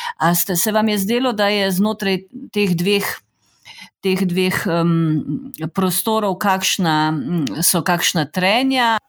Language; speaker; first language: Slovenian; native; Slovenian